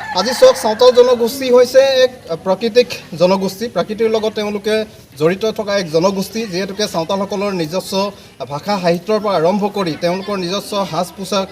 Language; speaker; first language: Assamese; non-native, local second language; Santali